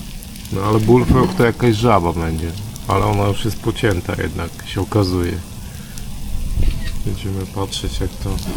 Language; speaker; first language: Polish; native; Polish